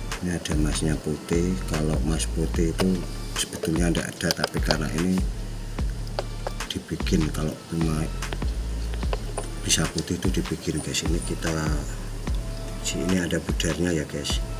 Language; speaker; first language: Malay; non-native, local second language; Javanese